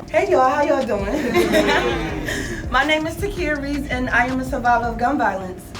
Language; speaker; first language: English; native; English